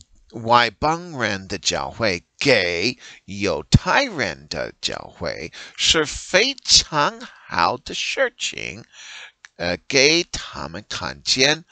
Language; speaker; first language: Chinese; non-native, learner; English